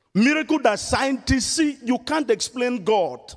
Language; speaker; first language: English; non-native, local second language; Yoruba